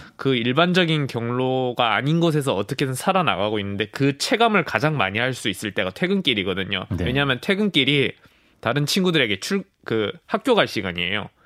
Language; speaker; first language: Korean; native; Korean